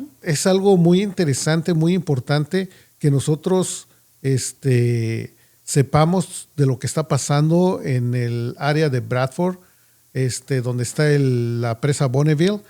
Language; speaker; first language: Spanish; native; Spanish